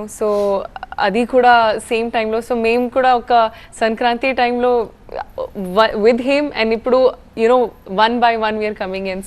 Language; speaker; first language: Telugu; non-native, fluent; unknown